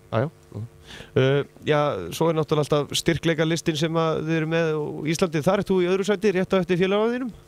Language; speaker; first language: Icelandic; native; Icelandic